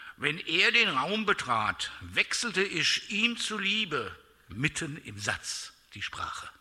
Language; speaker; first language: German; native; German